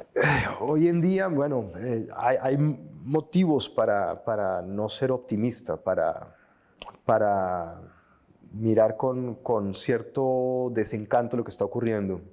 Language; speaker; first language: Spanish; native; Spanish